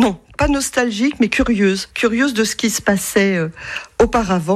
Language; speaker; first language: French; native; French